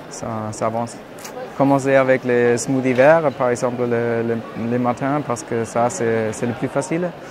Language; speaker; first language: French; non-native, fluent; German